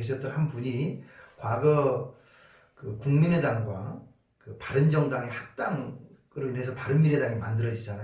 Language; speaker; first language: Korean; native; Korean